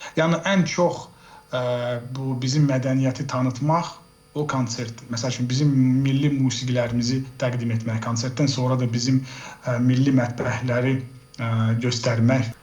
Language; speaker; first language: Azerbaijani; early bilingual, heritage; Azerbaijani